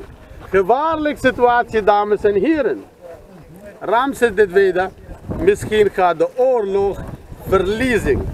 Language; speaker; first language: Dutch; non-native, learner; Arabic